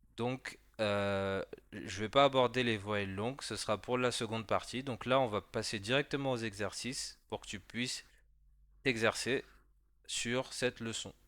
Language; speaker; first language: French; native; French